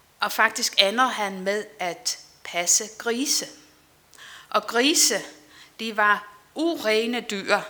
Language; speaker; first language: Danish; non-native, fluent; Dutch